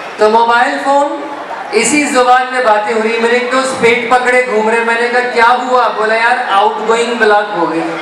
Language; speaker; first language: Urdu; native; Urdu